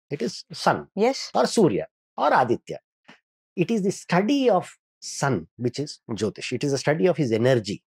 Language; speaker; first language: English; non-native, local second language; Kannada